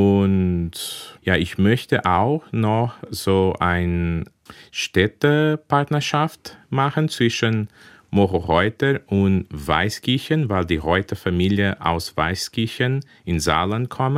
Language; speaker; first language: German; early bilingual, heritage; German